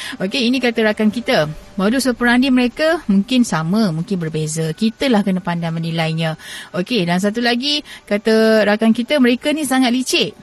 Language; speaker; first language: Malay; native; Malay